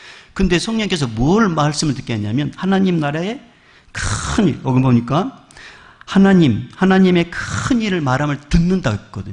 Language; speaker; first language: Korean; native; Korean